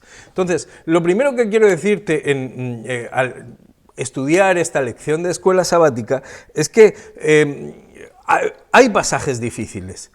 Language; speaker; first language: Spanish; native; Spanish